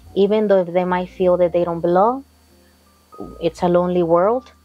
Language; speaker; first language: English; non-native, fluent; Spanish